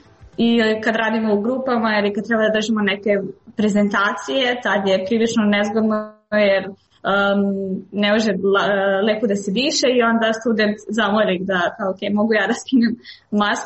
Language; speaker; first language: Serbian; native; Serbian